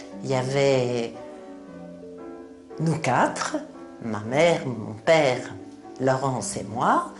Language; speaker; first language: French; native; French